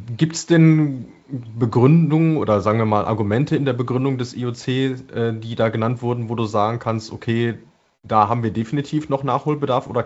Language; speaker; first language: German; native; German